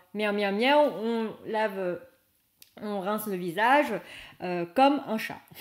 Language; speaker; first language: French; non-native, fluent; Vietnamese